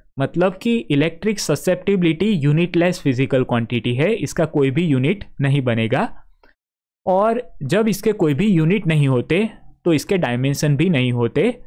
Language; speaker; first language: Hindi; non-native, local second language; Gujarati